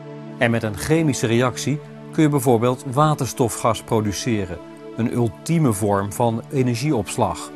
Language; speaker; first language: Dutch; native; Dutch